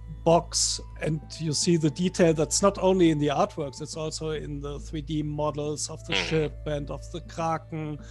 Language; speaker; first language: English; non-native, fluent; German